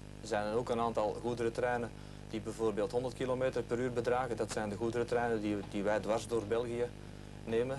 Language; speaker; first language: Dutch; native; Dutch